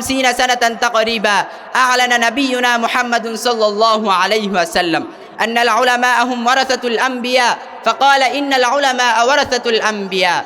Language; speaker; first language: Arabic; non-native, learner; Bangla